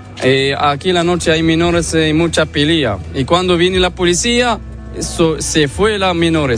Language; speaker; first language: Spanish; non-native, learner; Arabic